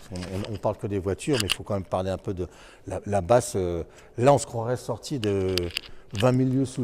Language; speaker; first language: French; native; French